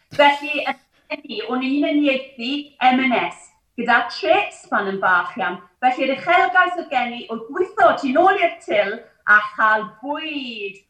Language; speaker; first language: Welsh; non-native, local second language; English